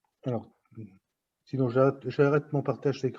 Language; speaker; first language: French; native; French